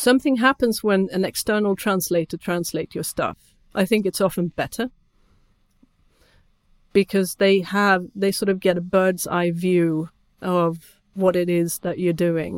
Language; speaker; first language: English; non-native, fluent; Swedish